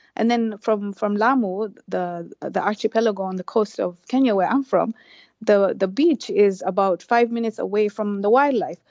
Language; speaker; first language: English; non-native, local second language; Swahili